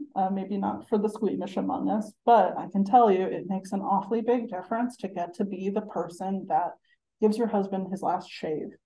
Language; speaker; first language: English; native; English